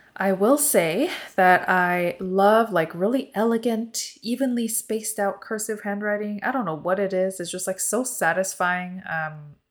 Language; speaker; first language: English; early bilingual, other home language; Korean